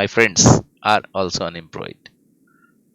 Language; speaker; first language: English; non-native, fluent; Hindi